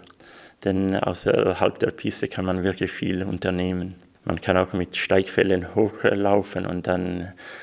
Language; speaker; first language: German; non-native, local second language; Swiss German